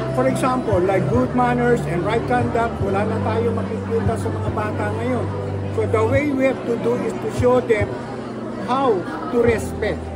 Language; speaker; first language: Filipino; native; Filipino